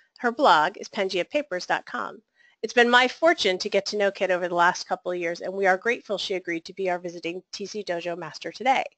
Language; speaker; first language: English; native; English